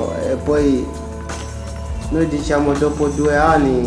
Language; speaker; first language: Italian; non-native, learner; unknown